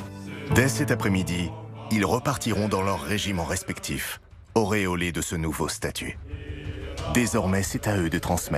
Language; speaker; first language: French; native; French